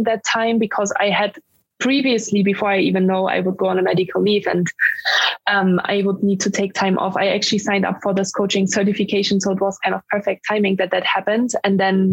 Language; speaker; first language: English; non-native, fluent; German